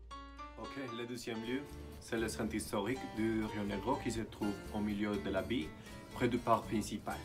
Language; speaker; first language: French; non-native, learner; Spanish